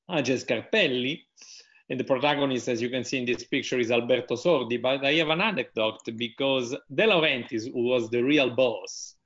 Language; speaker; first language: English; non-native, fluent; Italian